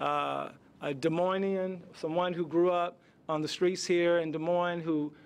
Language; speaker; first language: English; native; English